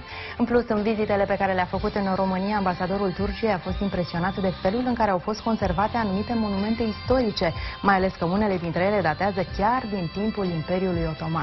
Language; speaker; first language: Romanian; native; Romanian